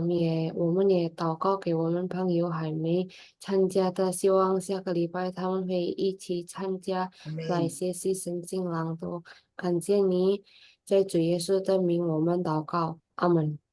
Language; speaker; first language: Chinese; non-native, learner; Indonesian